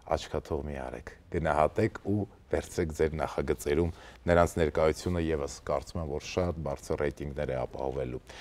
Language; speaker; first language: Armenian; native; Armenian